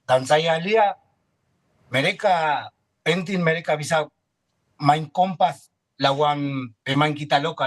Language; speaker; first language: Indonesian; non-native, fluent; Spanish